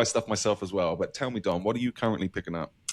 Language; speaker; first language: English; native; English